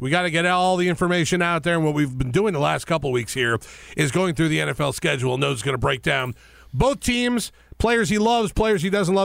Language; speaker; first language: English; native; English